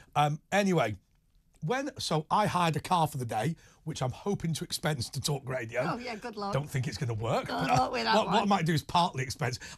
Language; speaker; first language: English; native; English